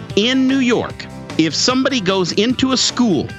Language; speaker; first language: English; native; English